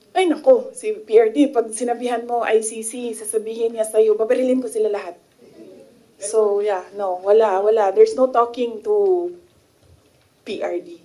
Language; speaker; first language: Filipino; non-native, local second language; Cebuano